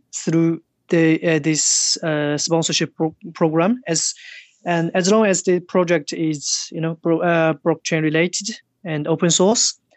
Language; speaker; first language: English; non-native, fluent; Chinese